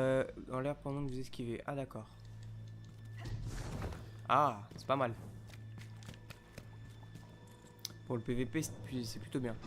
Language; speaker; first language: French; native; French